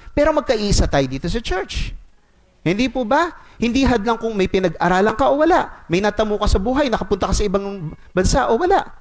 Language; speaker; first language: Filipino; non-native, local second language; Cebuano